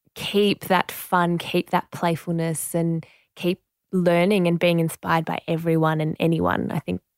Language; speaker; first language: English; non-native, local second language; French